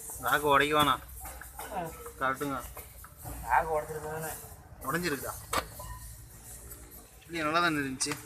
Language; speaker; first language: Tamil; native; Tamil